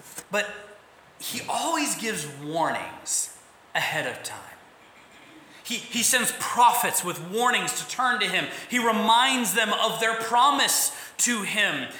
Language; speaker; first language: English; native; English